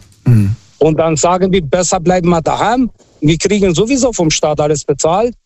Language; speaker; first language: German; non-native, fluent; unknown